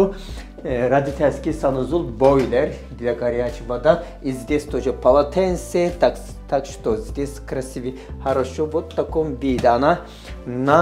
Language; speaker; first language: Russian; non-native, fluent; Turkish